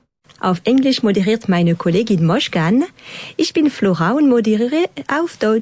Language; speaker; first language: German; native; German